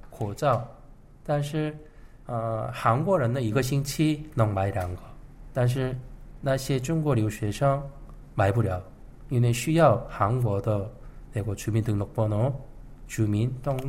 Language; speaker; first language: Chinese; non-native, fluent; Korean